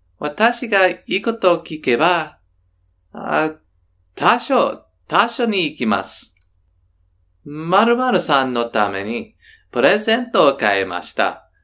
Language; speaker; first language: Japanese; non-native, learner; English